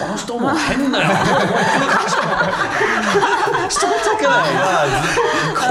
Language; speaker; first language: Japanese; non-native, learner; English